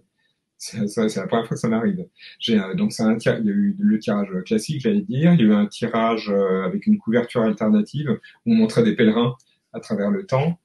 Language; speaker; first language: French; native; French